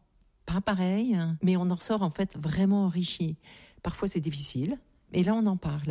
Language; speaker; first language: French; native; French